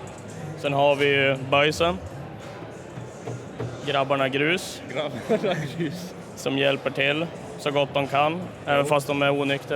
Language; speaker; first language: Swedish; native; Swedish